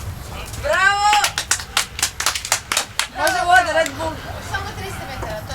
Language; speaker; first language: Serbian; native; Serbian